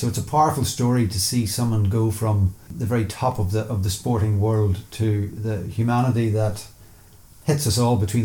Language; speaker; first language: English; native; English